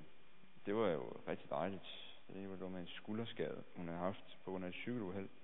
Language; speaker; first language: Danish; native; Danish